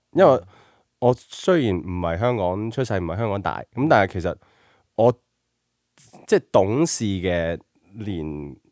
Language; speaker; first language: Cantonese; early bilingual, heritage; Cantonese